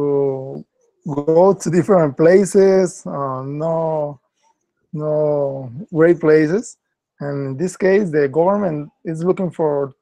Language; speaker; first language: English; non-native, learner; Spanish